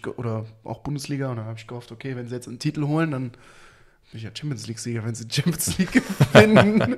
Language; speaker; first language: German; native; German